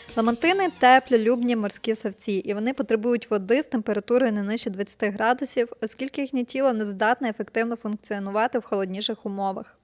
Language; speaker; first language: Ukrainian; native; Ukrainian